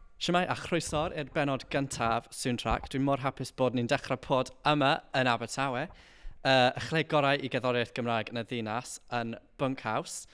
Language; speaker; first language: Welsh; non-native, local second language; English